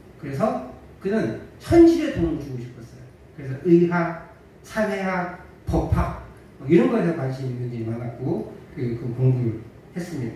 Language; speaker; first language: Korean; native; Korean